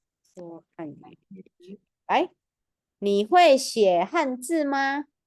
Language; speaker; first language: Chinese; non-native, fluent; Indonesian